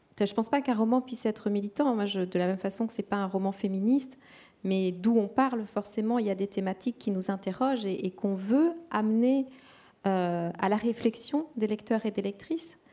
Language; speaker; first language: French; non-native, local second language; Kinyarwanda